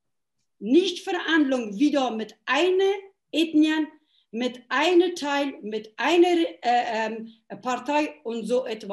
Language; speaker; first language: German; non-native, fluent; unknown